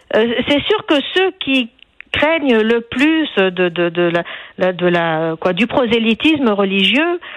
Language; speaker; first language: French; non-native, local second language; Arabic